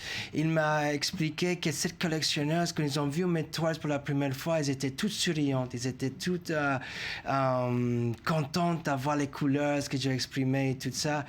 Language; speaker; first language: French; non-native, fluent; English